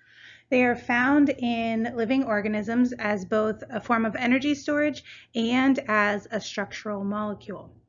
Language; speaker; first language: English; native; English